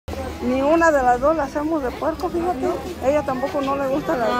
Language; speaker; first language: Spanish; native; Spanish